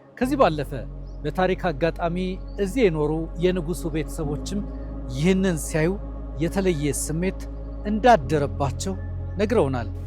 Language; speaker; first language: Amharic; native; Amharic